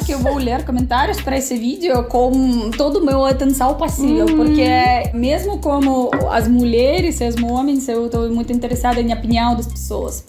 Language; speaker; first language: Portuguese; non-native, fluent; Russian